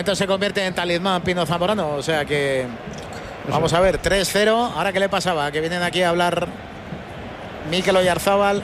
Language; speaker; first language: Spanish; native; Spanish